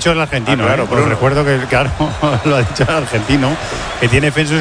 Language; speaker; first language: Spanish; native; Spanish